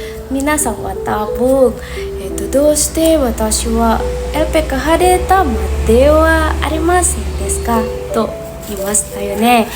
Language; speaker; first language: Japanese; non-native, learner; Indonesian